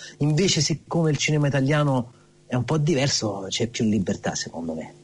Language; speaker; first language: Italian; early bilingual, heritage; Italian